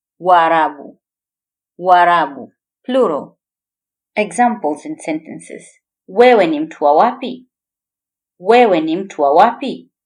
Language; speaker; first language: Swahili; native; Swahili